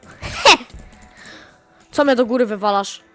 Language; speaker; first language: Polish; native; Polish